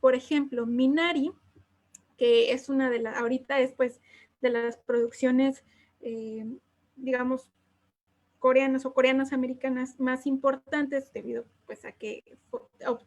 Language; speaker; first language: Spanish; native; Spanish